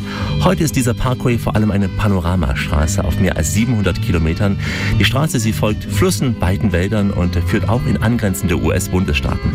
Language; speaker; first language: German; native; German